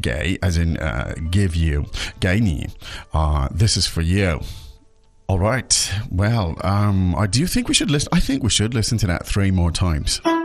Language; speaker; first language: English; native; English